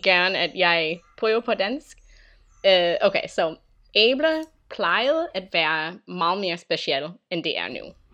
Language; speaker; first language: Danish; non-native, fluent; English